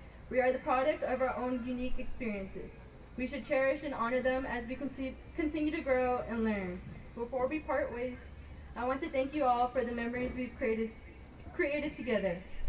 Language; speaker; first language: English; early bilingual, other home language; Spanish